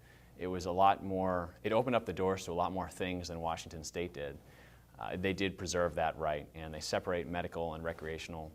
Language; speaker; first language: English; native; English